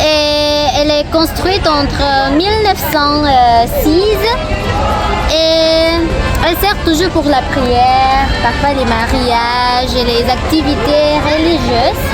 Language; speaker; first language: French; non-native, learner; Indonesian